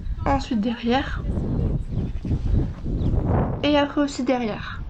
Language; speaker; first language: French; native; French